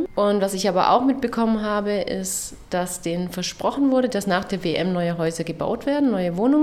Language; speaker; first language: German; native; German